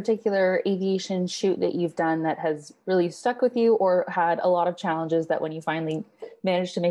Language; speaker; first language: English; native; English